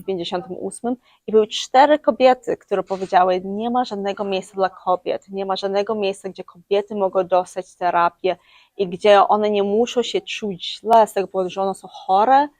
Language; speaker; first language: Polish; early bilingual, heritage; English